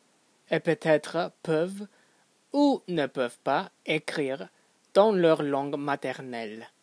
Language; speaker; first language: French; non-native, fluent; English